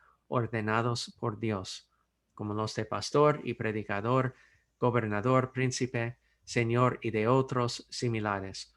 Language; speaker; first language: Spanish; non-native, fluent; English